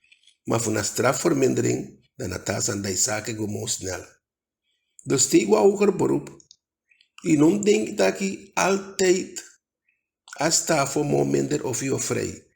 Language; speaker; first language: Dutch; non-native, local second language; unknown